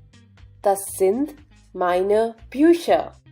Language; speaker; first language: German; non-native, fluent; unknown